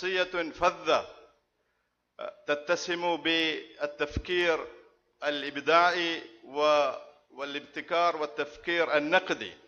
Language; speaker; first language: Arabic; non-native, fluent; Malayalam